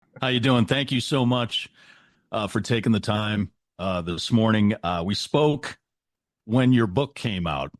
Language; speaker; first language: English; native; English